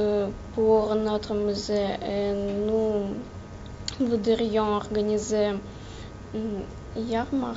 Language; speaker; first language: French; non-native, learner; Russian